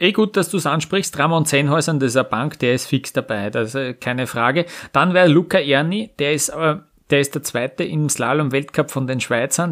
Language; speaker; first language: German; native; German